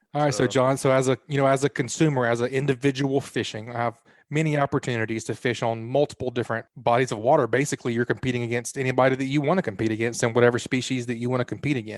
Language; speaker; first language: English; native; English